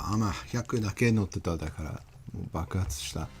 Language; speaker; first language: Japanese; non-native, learner; English